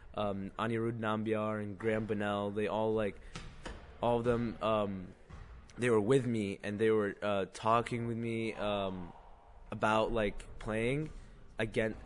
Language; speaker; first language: English; non-native, fluent; Arabic